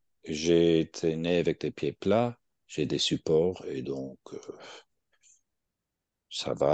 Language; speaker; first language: French; non-native, fluent; English